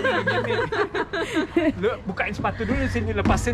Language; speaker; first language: Indonesian; early bilingual, heritage; German